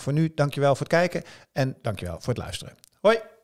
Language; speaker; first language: Dutch; native; Dutch